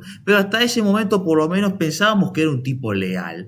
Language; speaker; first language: Spanish; native; Spanish